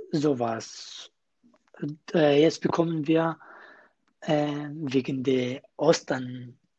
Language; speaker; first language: German; non-native, learner; Kurdish